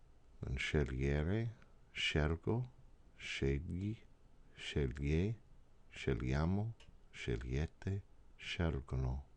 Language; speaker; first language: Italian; non-native, fluent; English